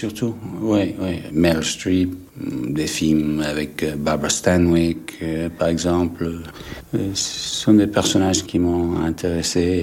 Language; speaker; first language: French; non-native, fluent; English